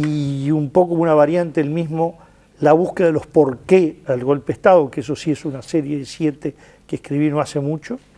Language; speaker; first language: Spanish; native; Spanish